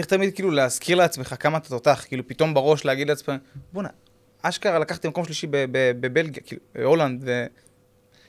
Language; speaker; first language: Hebrew; native; Hebrew